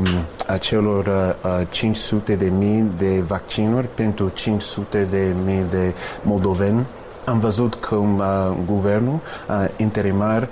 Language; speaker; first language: Romanian; non-native, fluent; English